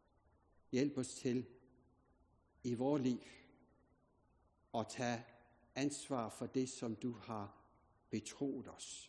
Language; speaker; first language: Danish; native; Danish